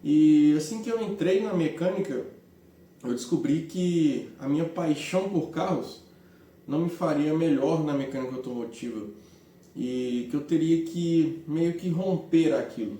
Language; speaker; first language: Portuguese; native; Portuguese